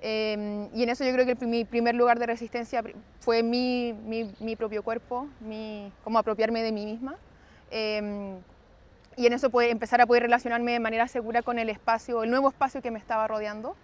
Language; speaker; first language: Spanish; native; Spanish